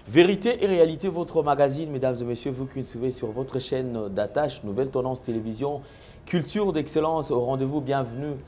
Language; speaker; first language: French; non-native, local second language; Lingala